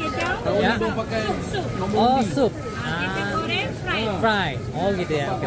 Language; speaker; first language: Indonesian; non-native, learner; Korean